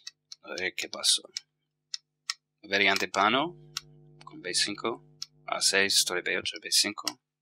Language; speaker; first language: Spanish; non-native, fluent; English